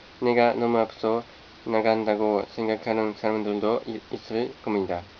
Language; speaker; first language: Korean; non-native, fluent; Japanese